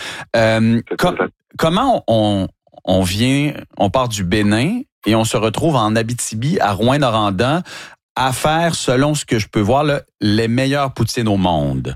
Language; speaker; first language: French; native; French